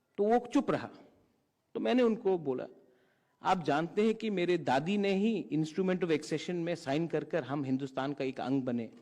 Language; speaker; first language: Hindi; non-native, local second language; Kok Borok